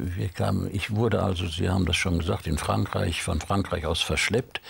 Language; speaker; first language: German; native; German